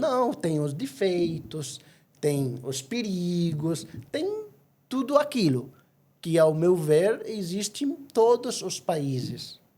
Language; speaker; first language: Portuguese; non-native, fluent; Arabic